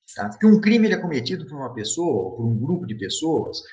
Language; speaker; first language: Portuguese; native; Portuguese